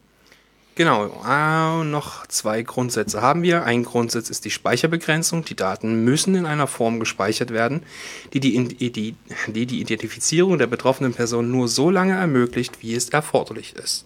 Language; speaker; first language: German; native; German